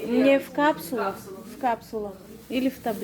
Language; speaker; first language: Russian; non-native, local second language; Tajik